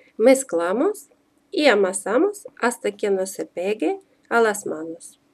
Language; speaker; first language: Spanish; non-native, fluent; Russian